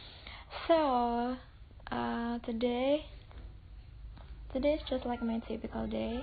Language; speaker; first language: English; non-native, fluent; Indonesian